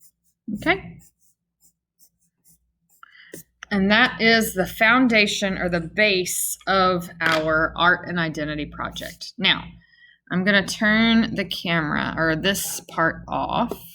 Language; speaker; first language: English; native; English